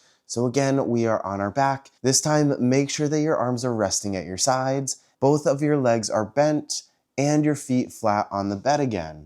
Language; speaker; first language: English; native; English